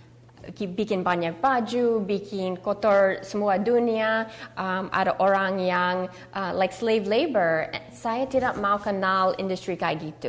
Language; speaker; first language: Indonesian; early bilingual, heritage; English